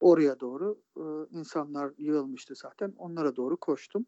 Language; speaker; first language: Turkish; native; Turkish